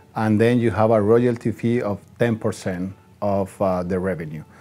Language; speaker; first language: English; non-native, fluent; Spanish